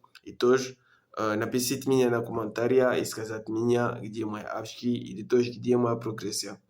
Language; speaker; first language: Russian; non-native, learner; French